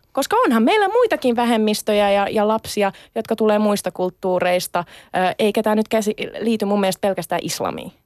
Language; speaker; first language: Finnish; native; Finnish